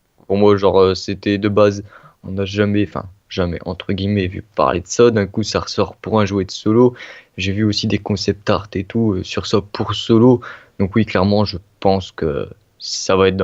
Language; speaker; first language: French; native; French